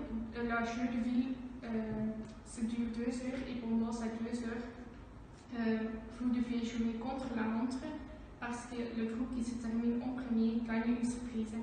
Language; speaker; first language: French; non-native, learner; Dutch